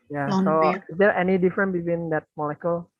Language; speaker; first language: English; non-native, learner; Indonesian